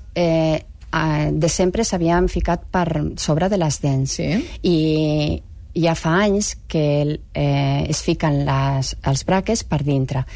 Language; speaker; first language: Catalan; non-native, local second language; Spanish